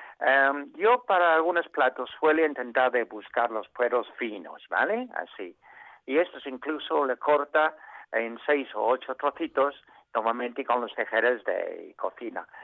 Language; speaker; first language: Spanish; non-native, fluent; English